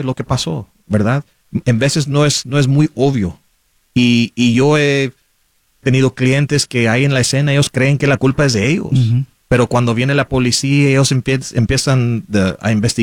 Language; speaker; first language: Spanish; non-native, local second language; English